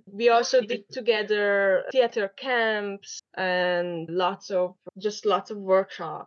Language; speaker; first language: English; non-native, fluent; Hungarian